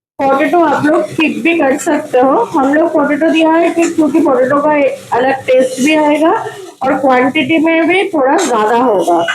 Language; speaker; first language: Hindi; non-native, local second language; Bangla